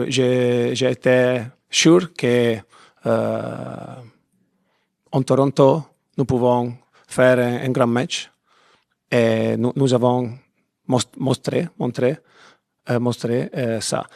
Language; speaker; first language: French; non-native, fluent; Italian